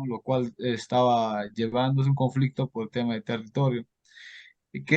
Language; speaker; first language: Spanish; native; Spanish